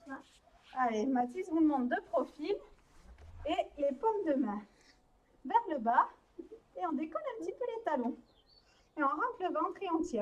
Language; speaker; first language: French; native; French